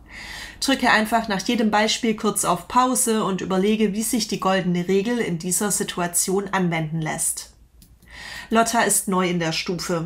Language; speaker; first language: German; native; German